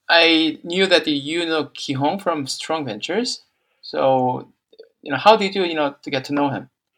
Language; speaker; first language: English; non-native, fluent; Korean